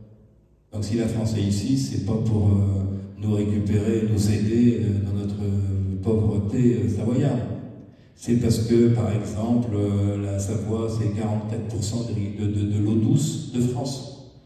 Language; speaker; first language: French; native; French